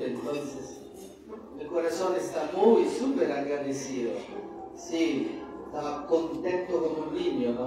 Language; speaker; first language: Spanish; non-native, fluent; Italian